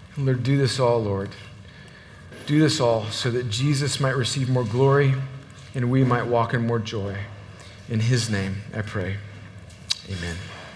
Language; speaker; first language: English; native; English